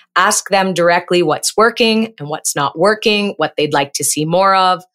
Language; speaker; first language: English; native; English